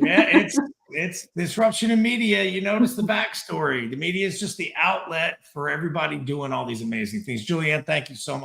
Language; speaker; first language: English; native; English